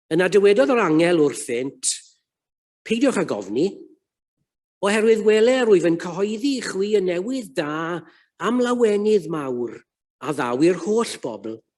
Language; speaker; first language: Welsh; native; Welsh